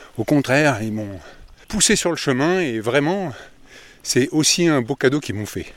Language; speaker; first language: French; native; French